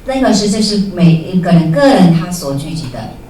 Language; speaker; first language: Chinese; native; Chinese